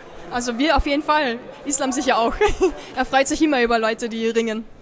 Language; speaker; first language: German; native; German